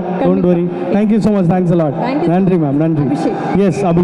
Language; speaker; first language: Tamil; native; Tamil